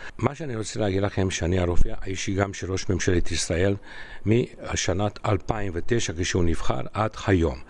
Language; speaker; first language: Hebrew; non-native, fluent; Romanian